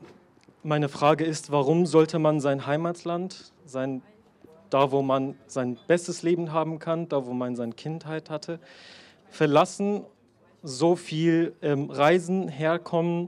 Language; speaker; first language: German; non-native, fluent; Persian